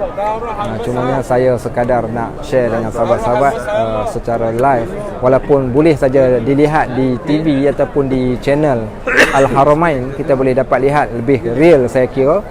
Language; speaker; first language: Malay; native; Malay